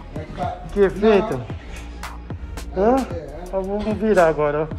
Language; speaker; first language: Portuguese; native; Portuguese